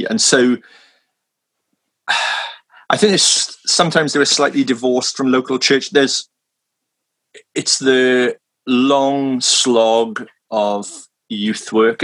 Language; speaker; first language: English; native; English